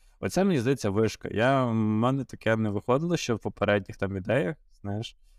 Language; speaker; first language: Ukrainian; native; Ukrainian